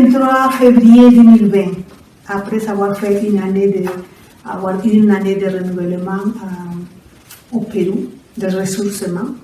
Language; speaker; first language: French; non-native, fluent; Spanish